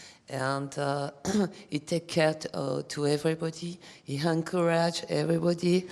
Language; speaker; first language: English; non-native, learner; French